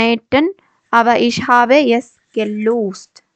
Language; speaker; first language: German; non-native, learner; Malayalam